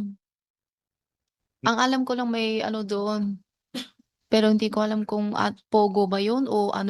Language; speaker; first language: Filipino; non-native, learner; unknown